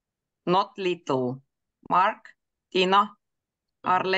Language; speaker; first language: English; non-native, fluent; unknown